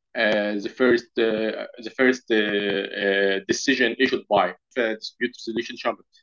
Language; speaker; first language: English; non-native, learner; Arabic